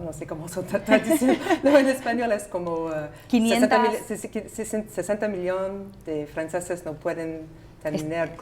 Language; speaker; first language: Spanish; non-native, learner; English